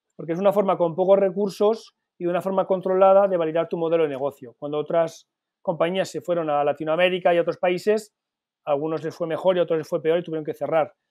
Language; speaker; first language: Spanish; early bilingual, heritage; Spanish